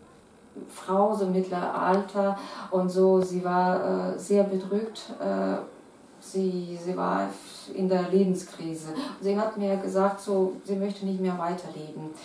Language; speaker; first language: German; non-native, fluent; Russian